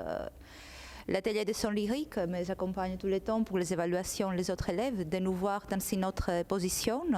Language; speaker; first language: French; non-native, fluent; Greek